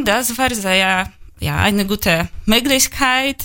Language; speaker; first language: German; non-native, learner; Polish